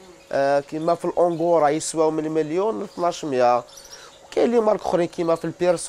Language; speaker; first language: Arabic; native; Arabic